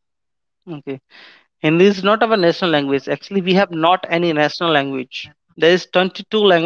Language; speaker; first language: English; non-native, local second language; Hindi